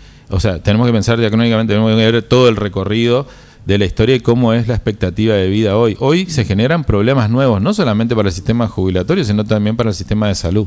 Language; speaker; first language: Spanish; native; Spanish